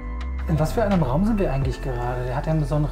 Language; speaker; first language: German; native; German